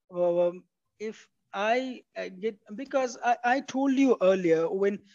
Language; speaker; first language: English; non-native, fluent; Pashto